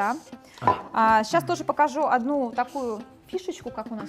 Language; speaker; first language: Russian; native; Russian